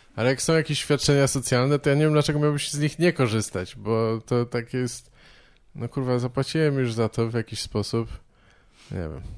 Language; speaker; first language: Polish; native; Polish